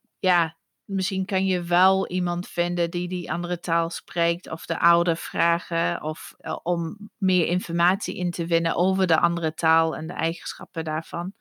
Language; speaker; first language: Dutch; non-native, fluent; English